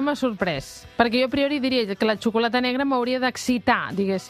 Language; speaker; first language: Catalan; native; Catalan